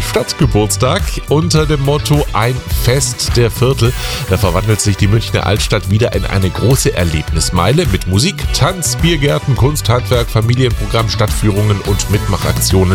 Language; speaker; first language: German; native; German